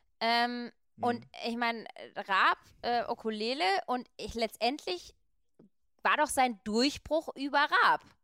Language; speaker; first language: German; native; German